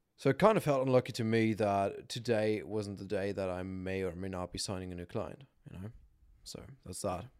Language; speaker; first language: English; non-native, fluent; German